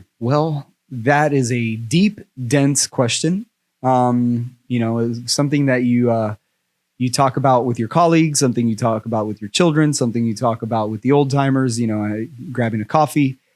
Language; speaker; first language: English; native; English